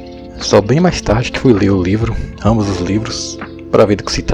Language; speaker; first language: Portuguese; native; Portuguese